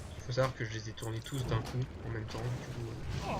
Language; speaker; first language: French; native; French